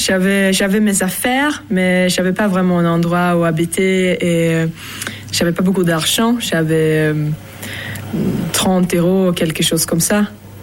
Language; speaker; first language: French; non-native, fluent; Swedish